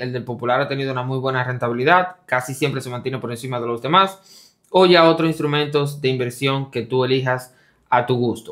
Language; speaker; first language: Spanish; native; Spanish